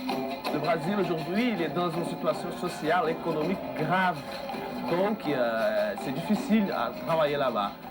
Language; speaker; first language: French; non-native, fluent; Portuguese